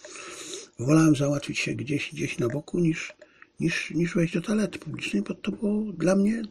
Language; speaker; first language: Polish; native; Polish